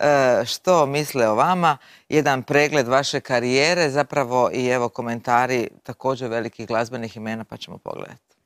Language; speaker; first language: Croatian; native; Croatian